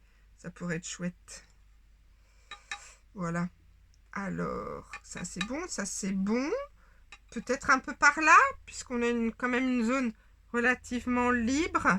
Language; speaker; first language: French; native; French